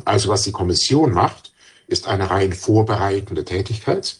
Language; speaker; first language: German; native; German